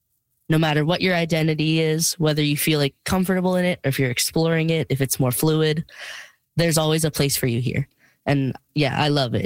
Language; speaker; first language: English; native; English